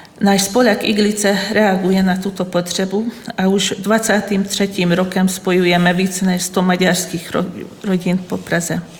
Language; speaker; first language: Czech; non-native, fluent; Hungarian